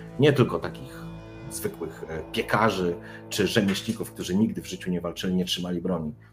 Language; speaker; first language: Polish; native; Polish